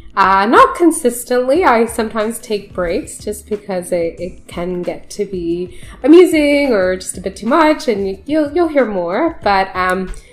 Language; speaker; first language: English; early bilingual, other home language; Urdu